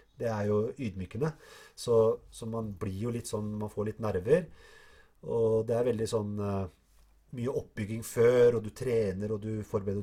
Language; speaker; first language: Norwegian; early bilingual, other home language; Arabic